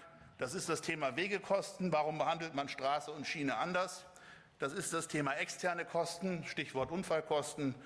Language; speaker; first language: German; native; German